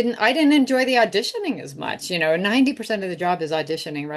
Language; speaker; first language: English; native; English